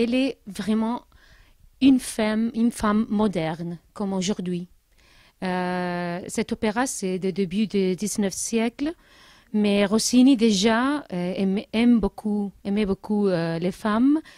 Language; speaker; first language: French; non-native, learner; Spanish